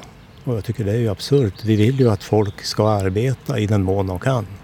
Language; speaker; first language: Swedish; native; Swedish